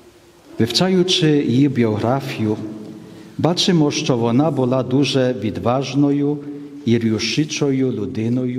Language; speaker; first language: Polish; non-native, fluent; Ukrainian